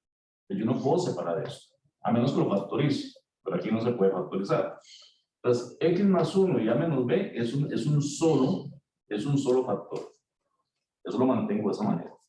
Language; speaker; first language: Spanish; native; Spanish